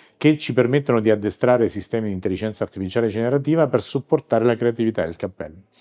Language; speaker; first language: Italian; native; Italian